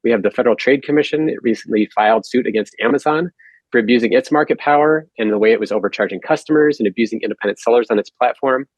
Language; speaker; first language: English; native; English